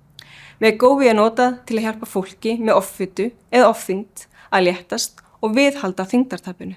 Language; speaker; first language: Icelandic; native; Icelandic